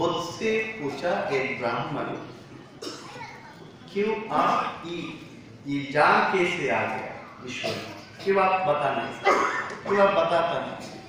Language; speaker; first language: Hindi; non-native, learner; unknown